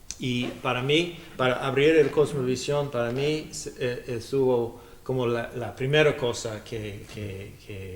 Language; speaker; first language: Spanish; non-native, learner; English